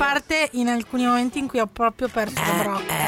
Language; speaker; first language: Italian; native; Italian